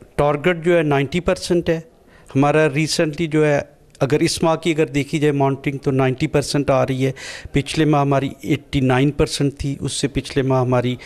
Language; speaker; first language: Urdu; non-native, local second language; Punjabi